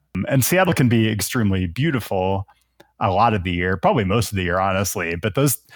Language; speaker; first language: English; native; English